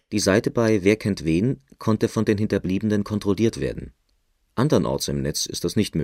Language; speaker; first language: German; native; German